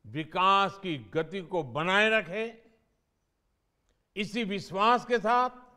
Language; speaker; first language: Hindi; native; Hindi